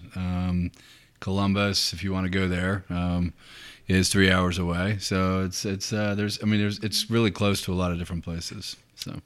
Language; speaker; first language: English; native; English